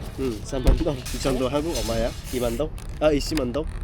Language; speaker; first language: Korean; non-native, fluent; Vietnamese